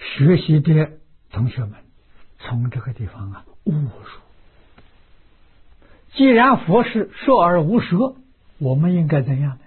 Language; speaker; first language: Chinese; native; Chinese